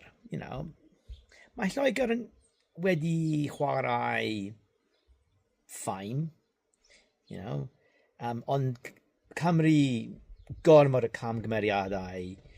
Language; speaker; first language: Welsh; non-native, learner; English